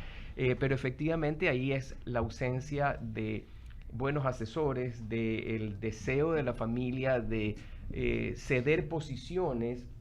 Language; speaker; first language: Spanish; native; Spanish